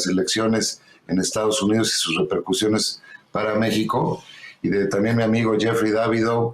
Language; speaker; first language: Spanish; native; Spanish